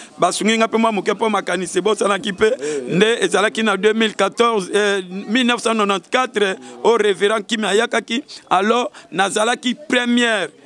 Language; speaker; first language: Lingala; native; Lingala